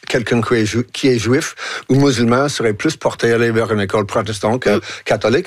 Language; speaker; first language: French; non-native, local second language; English